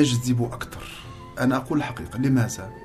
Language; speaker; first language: Arabic; non-native, fluent; Turkish